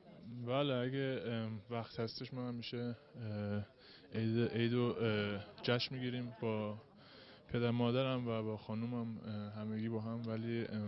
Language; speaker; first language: Persian; early bilingual, heritage; Persian